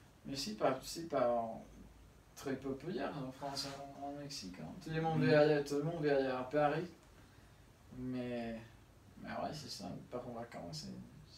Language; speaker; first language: French; non-native, learner; Spanish